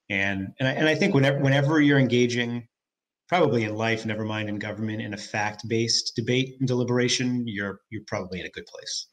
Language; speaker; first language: English; native; English